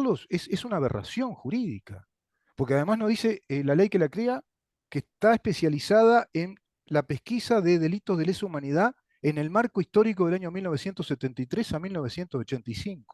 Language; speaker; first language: Spanish; native; Spanish